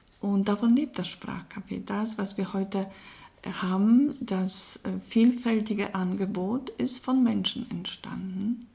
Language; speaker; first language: German; non-native, fluent; Polish